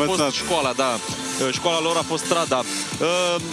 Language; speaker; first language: Romanian; native; Romanian